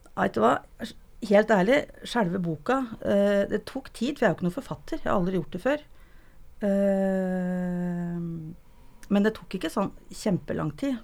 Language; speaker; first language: Norwegian; native; Norwegian